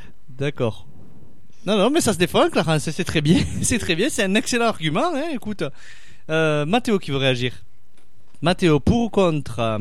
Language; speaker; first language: French; native; French